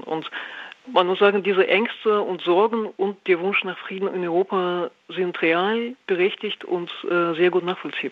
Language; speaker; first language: German; non-native, fluent; Russian